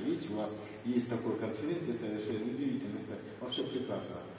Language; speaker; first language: Russian; non-native, local second language; Kyrgyz